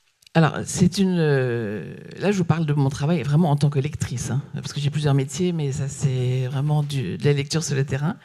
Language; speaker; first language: French; native; French